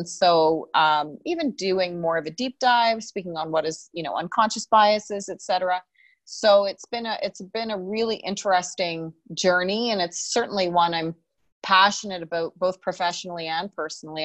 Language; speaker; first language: English; native; English